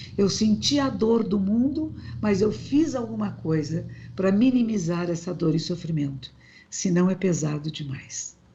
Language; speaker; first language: Portuguese; native; Portuguese